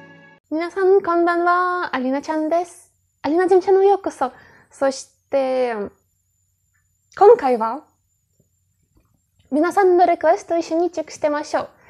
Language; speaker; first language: Japanese; non-native, fluent; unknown